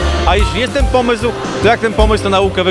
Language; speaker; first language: Polish; native; Polish